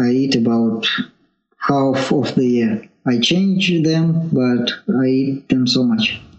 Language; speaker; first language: English; non-native, learner; Russian